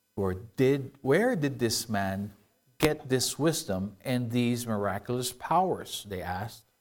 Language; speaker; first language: English; non-native, local second language; Filipino